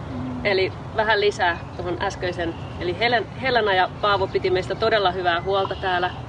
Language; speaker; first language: Finnish; native; Finnish